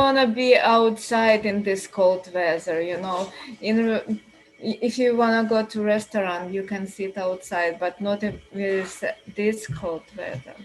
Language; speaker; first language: English; non-native, learner; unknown